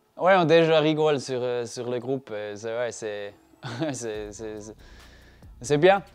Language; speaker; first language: French; non-native, learner; German